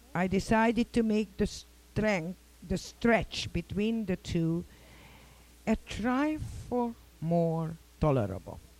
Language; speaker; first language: English; non-native, fluent; Hungarian